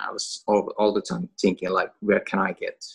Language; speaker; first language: English; non-native, fluent; Finnish